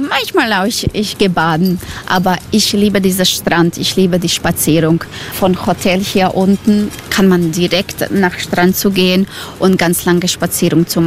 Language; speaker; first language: German; non-native, learner; Croatian